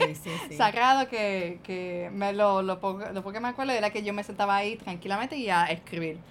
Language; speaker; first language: Spanish; early bilingual, heritage; Spanish